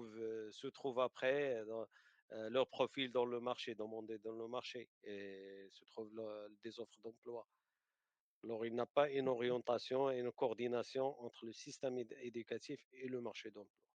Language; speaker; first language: French; non-native, learner; Arabic